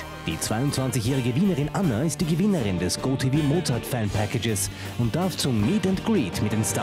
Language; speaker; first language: German; native; German